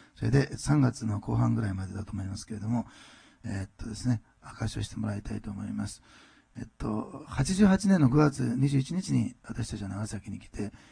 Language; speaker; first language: Japanese; native; Japanese